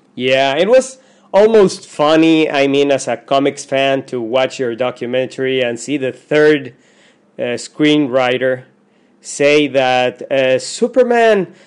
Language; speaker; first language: English; non-native, fluent; Spanish